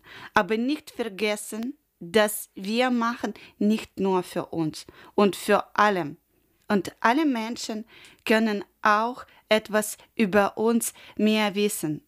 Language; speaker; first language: German; non-native, learner; Ukrainian